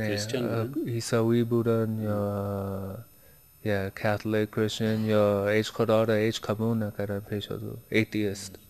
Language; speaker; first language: Persian; early bilingual, heritage; Persian